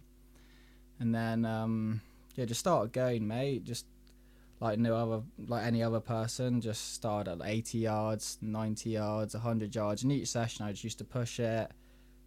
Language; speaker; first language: English; native; English